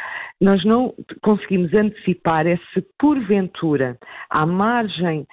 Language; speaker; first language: Portuguese; native; Portuguese